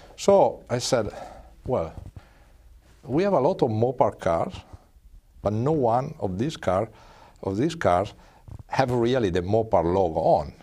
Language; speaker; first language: English; non-native, fluent; Italian